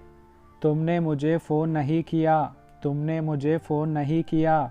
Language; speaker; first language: Hindi; non-native, local second language; Telugu